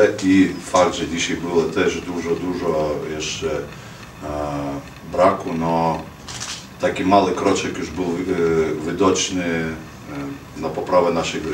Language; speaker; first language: Polish; non-native, fluent; Lithuanian